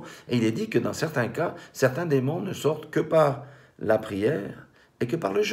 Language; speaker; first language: French; native; French